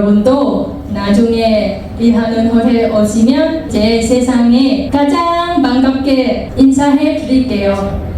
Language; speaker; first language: Korean; non-native, fluent; Vietnamese